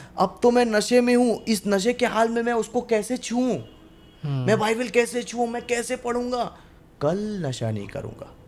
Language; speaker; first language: Hindi; non-native, local second language; Bangla